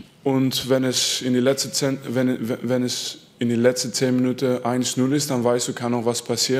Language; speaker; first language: German; non-native, fluent; French